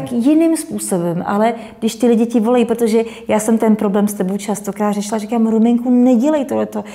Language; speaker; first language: Czech; native; Czech